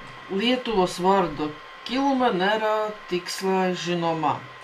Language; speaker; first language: Lithuanian; non-native, learner; Latvian